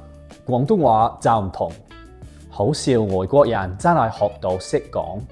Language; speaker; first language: Cantonese; non-native, fluent; English